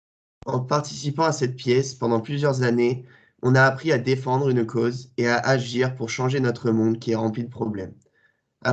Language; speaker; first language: French; native; French